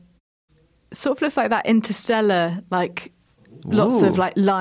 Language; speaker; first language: English; native; English